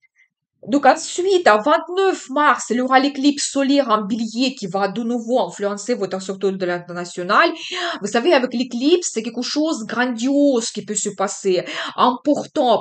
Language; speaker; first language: French; non-native, fluent; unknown